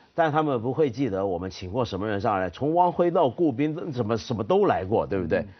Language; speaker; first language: Chinese; native; Chinese